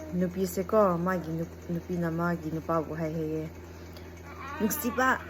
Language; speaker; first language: Manipuri; non-native, local second language; Rongmei Naga